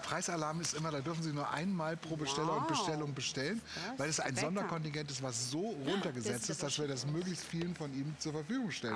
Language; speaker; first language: German; native; German